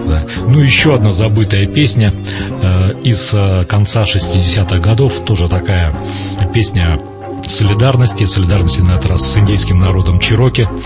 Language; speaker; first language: Russian; native; Russian